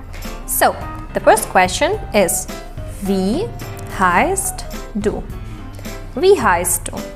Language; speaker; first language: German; non-native, fluent; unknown